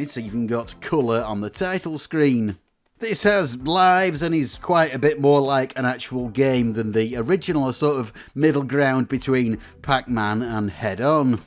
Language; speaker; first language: English; native; English